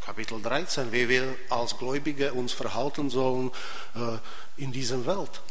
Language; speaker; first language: German; non-native, fluent; Czech